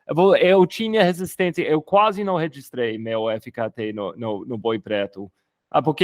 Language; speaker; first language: Portuguese; non-native, fluent; English